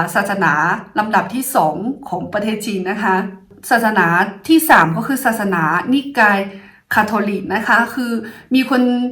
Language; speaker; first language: Thai; non-native, fluent; Chinese